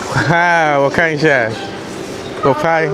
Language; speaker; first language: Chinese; non-native, learner; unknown